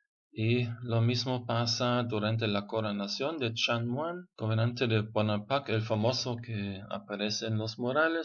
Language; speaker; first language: Spanish; non-native, fluent; German